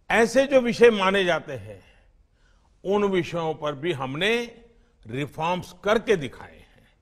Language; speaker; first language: Hindi; non-native, local second language; Gujarati